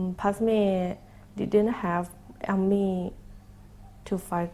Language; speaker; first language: English; non-native, learner; Thai